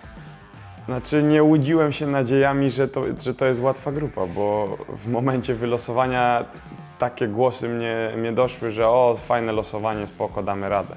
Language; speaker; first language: Polish; native; Polish